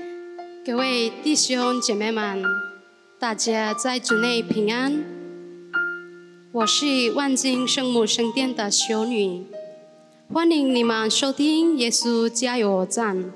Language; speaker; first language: Chinese; native; Chinese